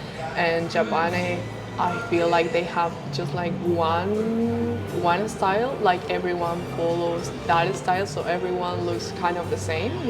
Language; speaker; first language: English; non-native, fluent; Spanish